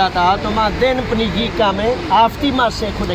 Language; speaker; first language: Greek; non-native, learner; Urdu